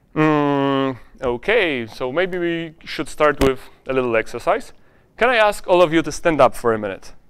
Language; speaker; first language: English; non-native, fluent; Polish